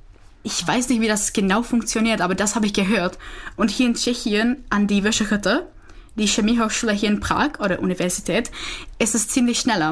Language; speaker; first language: German; non-native, fluent; Czech